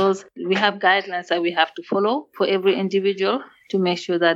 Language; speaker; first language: English; non-native, fluent; Wolof